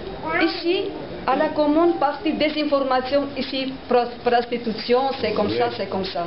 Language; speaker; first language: French; non-native, learner; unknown